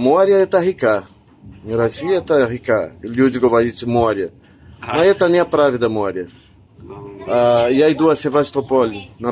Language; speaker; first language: Russian; non-native, learner; Portuguese